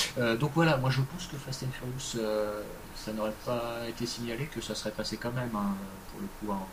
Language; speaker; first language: French; native; French